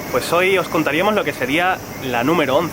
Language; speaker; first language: Spanish; native; Spanish